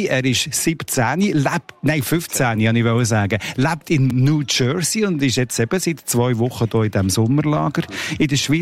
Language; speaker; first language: German; native; German